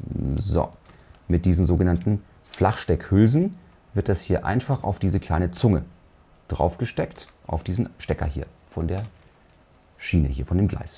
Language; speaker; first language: German; native; German